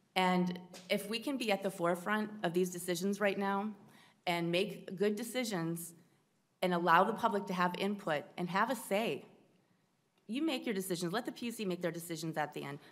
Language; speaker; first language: English; native; English